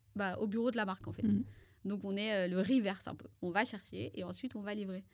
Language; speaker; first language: French; native; French